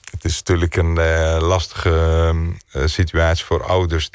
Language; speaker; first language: Dutch; non-native, fluent; Greek